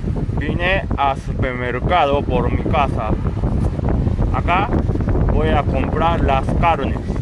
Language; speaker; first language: Spanish; non-native, fluent; Japanese